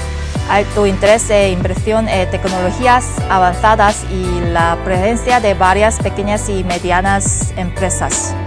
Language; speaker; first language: Spanish; non-native, fluent; Korean